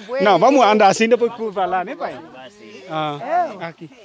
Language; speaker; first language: Portuguese; non-native, learner; Vietnamese